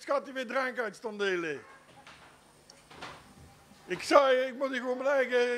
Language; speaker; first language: Dutch; native; Dutch